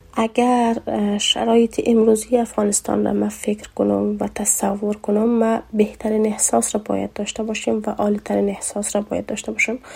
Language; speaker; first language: Persian; native; Persian